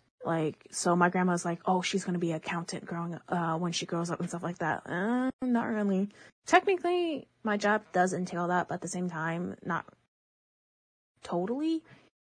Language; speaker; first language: English; early bilingual, other home language; Chinese